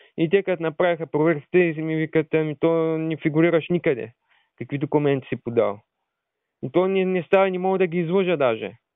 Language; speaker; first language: Bulgarian; non-native, local second language; Turkish